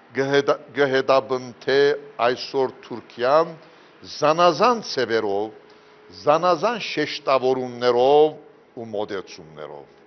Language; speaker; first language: Armenian; early bilingual, heritage; Armenian